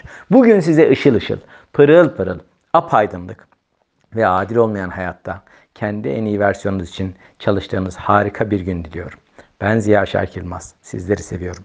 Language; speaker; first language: Turkish; native; Turkish